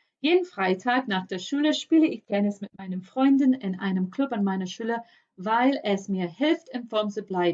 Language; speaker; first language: German; non-native, fluent; English